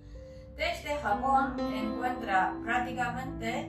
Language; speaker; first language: Spanish; non-native, learner; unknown